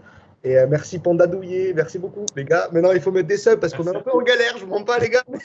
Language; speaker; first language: French; native; French